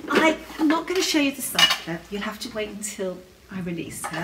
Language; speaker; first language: English; native; English